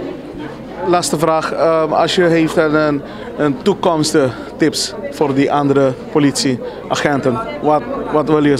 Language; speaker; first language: Dutch; non-native, local second language; Papiamento